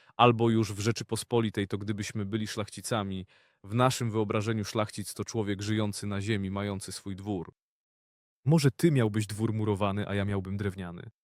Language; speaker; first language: Polish; non-native, fluent; Ukrainian